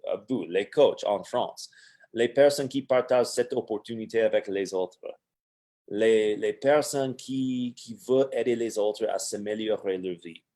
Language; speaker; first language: French; non-native, fluent; English